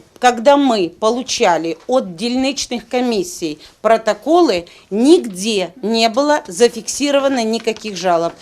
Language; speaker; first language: Russian; native; Russian